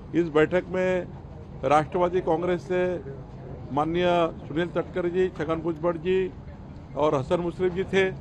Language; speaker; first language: Hindi; non-native, local second language; Marathi